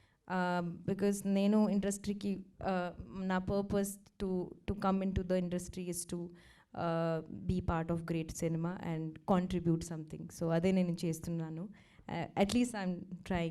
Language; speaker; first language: Telugu; non-native, local second language; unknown